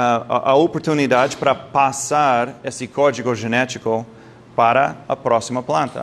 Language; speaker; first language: Portuguese; non-native, fluent; English